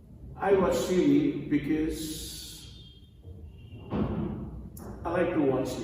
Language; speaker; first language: English; non-native, local second language; Hindi